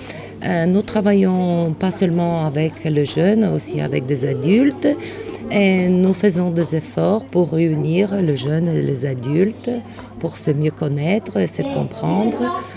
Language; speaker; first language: French; non-native, fluent; Bulgarian